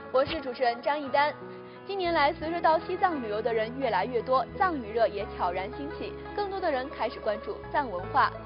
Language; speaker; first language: Chinese; native; Chinese